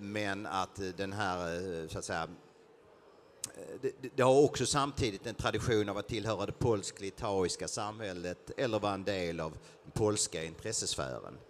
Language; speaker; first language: Swedish; native; Swedish